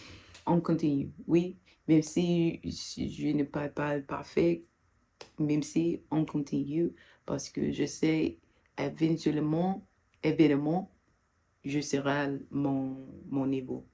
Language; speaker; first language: French; non-native, learner; English